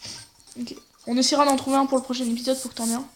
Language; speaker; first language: French; native; French